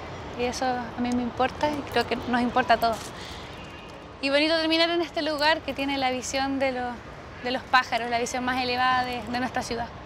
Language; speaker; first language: Spanish; native; Spanish